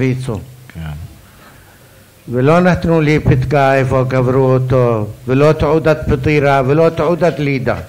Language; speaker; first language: Hebrew; non-native, fluent; Arabic